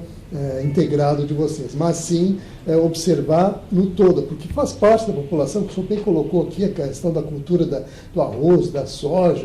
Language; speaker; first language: Portuguese; native; Portuguese